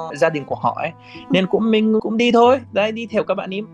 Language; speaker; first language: Vietnamese; non-native, fluent; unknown